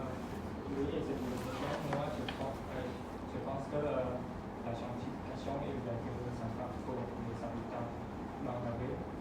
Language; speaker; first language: French; non-native, learner; Khmer